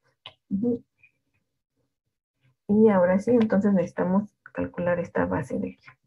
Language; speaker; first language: Spanish; native; Spanish